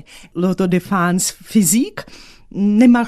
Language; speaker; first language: French; non-native, fluent; Czech